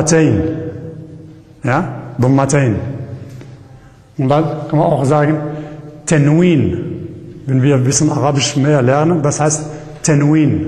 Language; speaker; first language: German; non-native, learner; Arabic